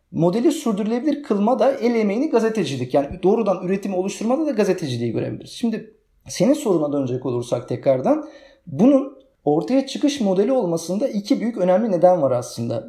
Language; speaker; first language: Turkish; native; Turkish